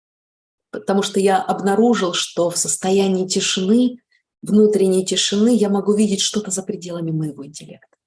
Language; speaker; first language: Russian; native; Russian